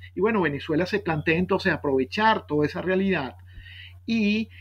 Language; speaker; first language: Spanish; native; Spanish